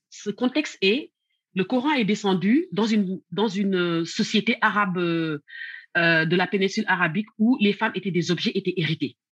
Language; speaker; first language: French; non-native, local second language; Wolof